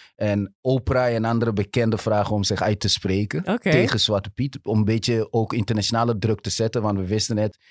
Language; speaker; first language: Dutch; early bilingual, other home language; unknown